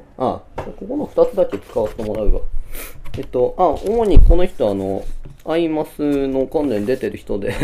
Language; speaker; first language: Japanese; native; Japanese